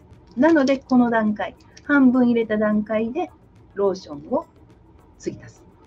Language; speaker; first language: Japanese; native; Japanese